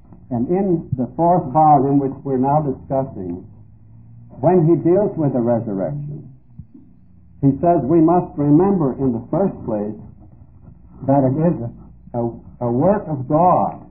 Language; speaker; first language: English; early bilingual, other home language; Dutch